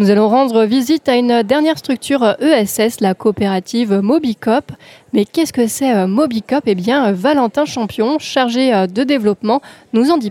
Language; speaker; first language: French; native; French